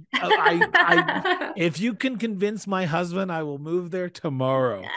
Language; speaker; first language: English; native; English